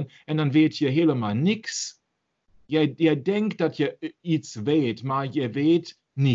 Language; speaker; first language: Dutch; non-native, learner; German